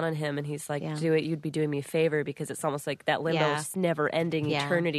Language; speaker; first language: English; native; English